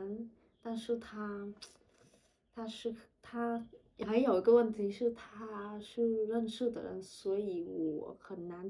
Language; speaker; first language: Chinese; non-native, learner; Vietnamese